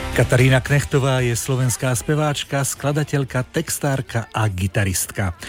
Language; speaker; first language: Slovak; native; Slovak